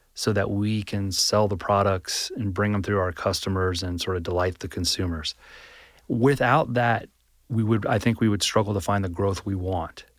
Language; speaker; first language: English; native; English